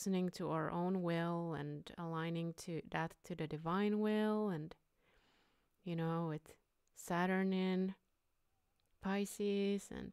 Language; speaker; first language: English; non-native, fluent; Finnish